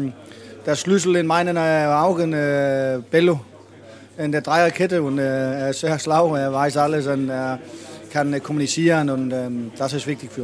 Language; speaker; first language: German; non-native, fluent; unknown